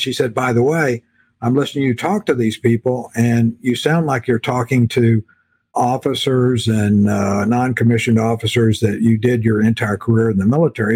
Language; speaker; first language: English; native; English